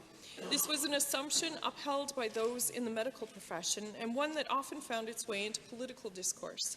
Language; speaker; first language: English; native; English